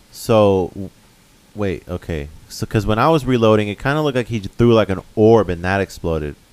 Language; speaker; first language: English; native; English